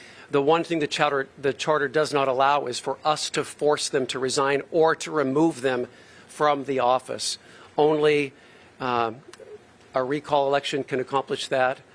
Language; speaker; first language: English; native; English